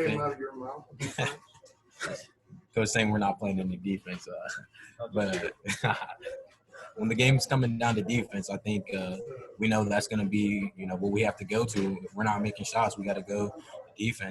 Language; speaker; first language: English; native; English